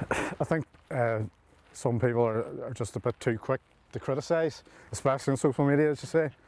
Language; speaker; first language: English; native; English